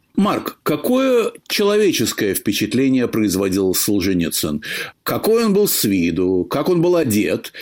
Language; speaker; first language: Russian; native; Russian